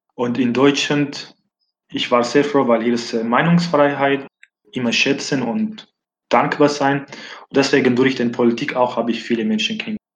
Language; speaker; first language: German; non-native, fluent; Arabic